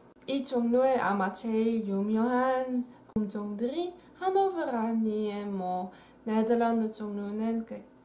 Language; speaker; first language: Korean; non-native, fluent; Dutch